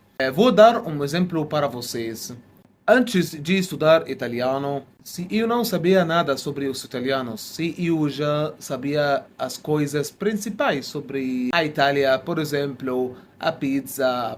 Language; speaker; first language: Portuguese; non-native, fluent; Arabic